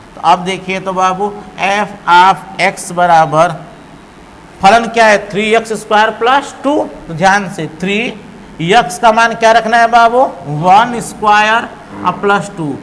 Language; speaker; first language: Hindi; native; Hindi